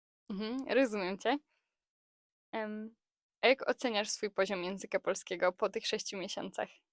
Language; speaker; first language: Polish; native; Polish